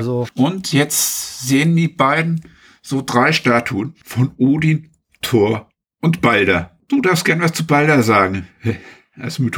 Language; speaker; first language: German; native; German